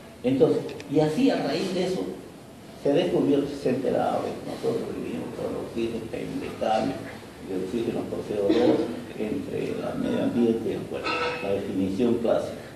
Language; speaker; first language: Spanish; native; Spanish